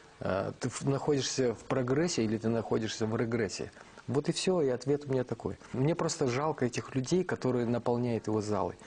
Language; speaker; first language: Russian; non-native, local second language; Kazakh